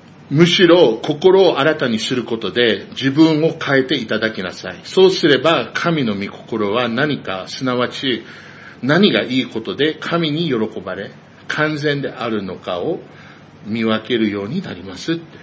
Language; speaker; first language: Japanese; non-native, fluent; English